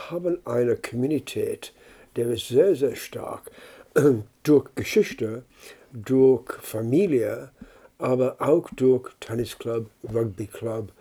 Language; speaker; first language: German; non-native, learner; English